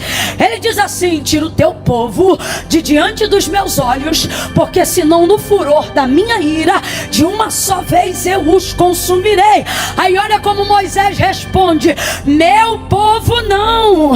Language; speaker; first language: Portuguese; native; Portuguese